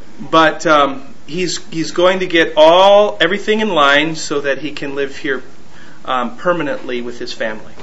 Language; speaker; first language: English; native; English